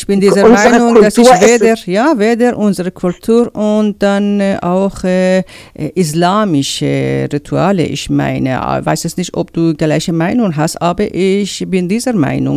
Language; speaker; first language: German; non-native, learner; Persian